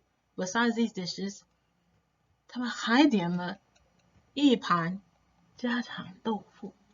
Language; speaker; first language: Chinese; non-native, fluent; English